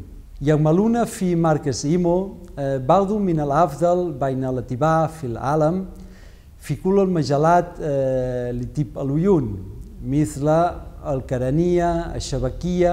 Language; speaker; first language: Arabic; non-native, learner; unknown